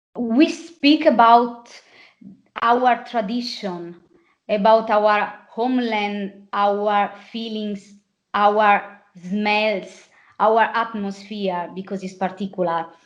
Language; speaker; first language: English; non-native, fluent; Italian